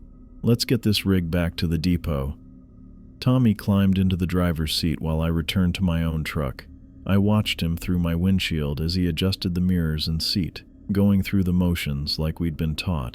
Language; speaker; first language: English; native; English